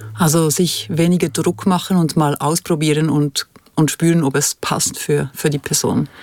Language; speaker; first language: German; native; German